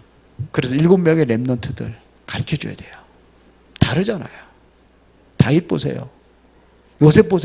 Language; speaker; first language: Korean; native; Korean